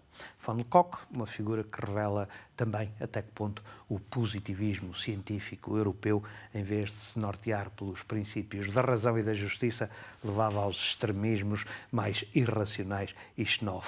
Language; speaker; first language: Portuguese; native; Portuguese